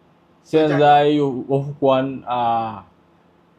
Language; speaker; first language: Chinese; non-native, learner; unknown